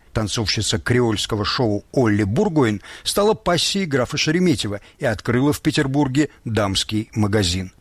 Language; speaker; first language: Russian; native; Russian